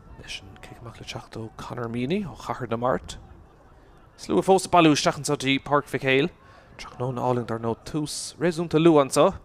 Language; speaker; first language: Irish; native; Irish